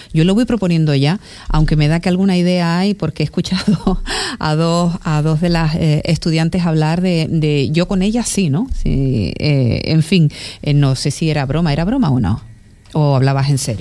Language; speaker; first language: Spanish; native; Spanish